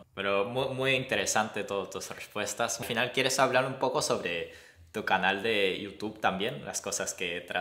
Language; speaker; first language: Spanish; non-native, fluent; Japanese